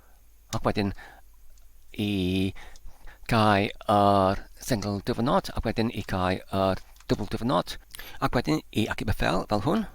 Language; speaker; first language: Welsh; non-native, learner; Polish